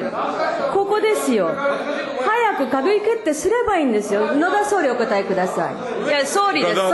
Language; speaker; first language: Japanese; native; Japanese